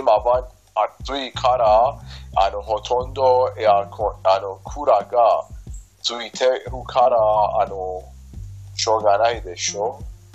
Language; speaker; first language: Japanese; non-native, fluent; Persian